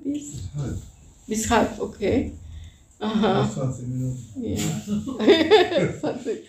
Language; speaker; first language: German; non-native, fluent; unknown